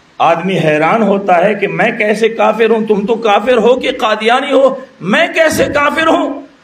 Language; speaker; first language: Urdu; non-native, local second language; Pashto